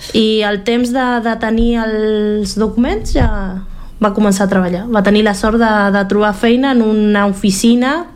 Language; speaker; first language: Catalan; non-native, fluent; Spanish